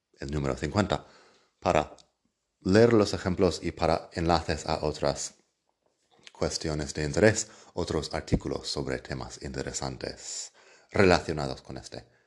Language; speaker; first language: Spanish; non-native, fluent; English